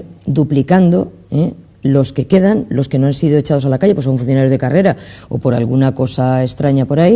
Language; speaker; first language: Spanish; native; Spanish